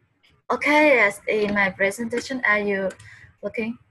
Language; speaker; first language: English; non-native, learner; Vietnamese